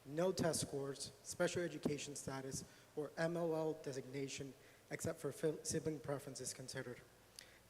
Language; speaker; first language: English; native; English